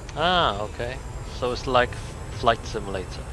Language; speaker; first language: English; non-native, local second language; Cantonese